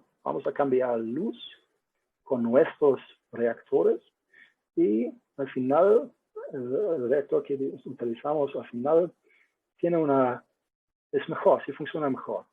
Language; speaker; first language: Spanish; non-native, learner; German